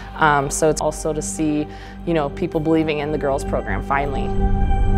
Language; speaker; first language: English; native; English